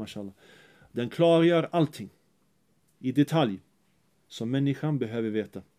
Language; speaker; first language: Swedish; early bilingual, other home language; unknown